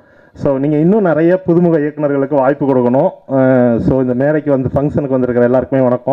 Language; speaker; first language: Tamil; native; Tamil